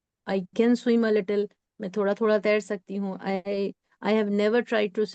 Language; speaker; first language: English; non-native, local second language; Hindi